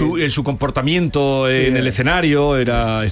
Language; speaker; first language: Spanish; native; Spanish